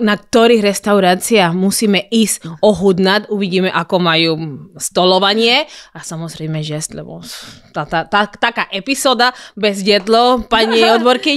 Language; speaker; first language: Slovak; non-native, learner; Spanish